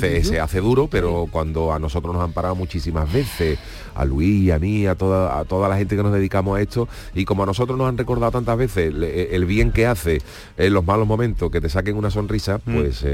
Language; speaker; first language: Spanish; native; Spanish